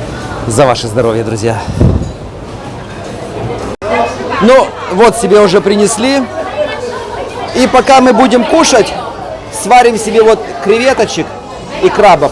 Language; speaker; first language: Russian; native; Russian